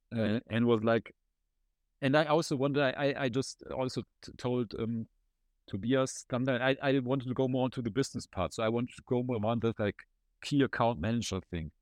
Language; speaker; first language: English; non-native, fluent; German